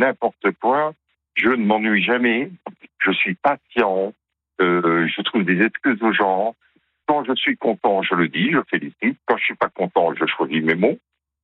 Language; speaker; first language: French; native; French